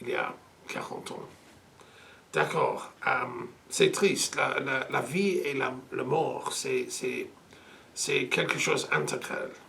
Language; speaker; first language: French; non-native, fluent; English